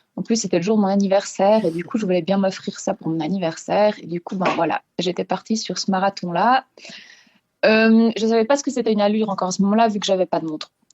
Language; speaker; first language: French; non-native, local second language; Swiss German